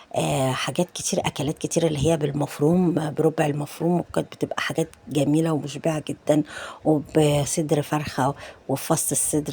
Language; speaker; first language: Arabic; native; Arabic